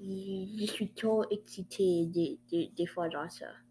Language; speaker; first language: French; non-native, learner; English